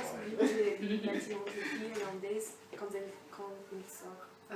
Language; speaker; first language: French; non-native, learner; English